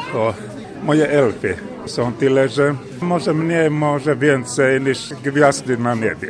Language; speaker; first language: Polish; non-native, learner; Finnish